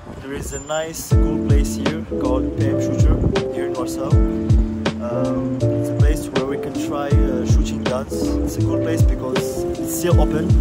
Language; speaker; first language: English; non-native, fluent; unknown